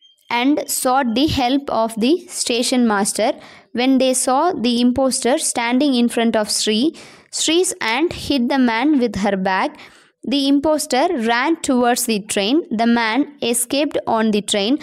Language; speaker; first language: English; non-native, local second language; Tamil